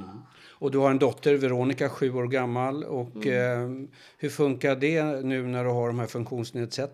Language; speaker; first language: Swedish; native; Swedish